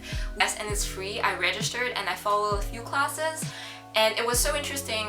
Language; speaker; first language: English; non-native, local second language; French